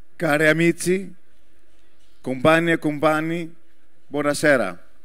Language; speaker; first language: Italian; non-native, fluent; Greek